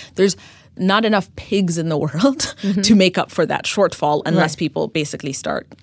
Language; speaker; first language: English; non-native, fluent; Amharic